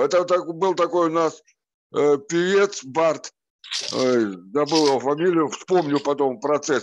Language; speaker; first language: Russian; native; Russian